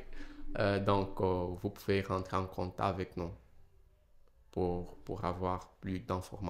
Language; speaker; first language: French; non-native, fluent; Portuguese